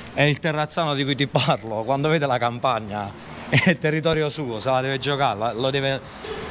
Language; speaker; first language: Italian; native; Italian